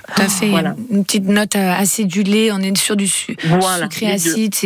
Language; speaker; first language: French; native; French